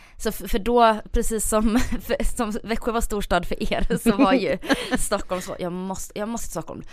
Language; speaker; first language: Swedish; early bilingual, other home language; Bosnian